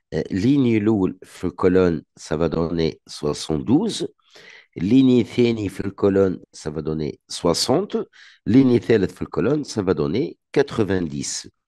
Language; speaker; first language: French; non-native, local second language; Arabic